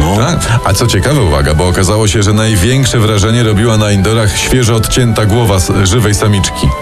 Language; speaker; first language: Polish; native; Polish